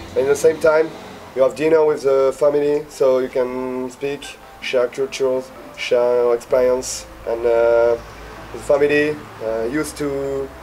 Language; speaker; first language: English; non-native, learner; French